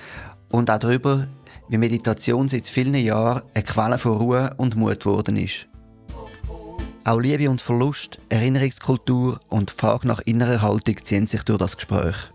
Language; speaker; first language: German; native; German